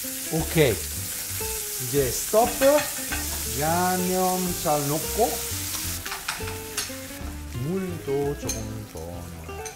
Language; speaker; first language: Korean; non-native, fluent; Italian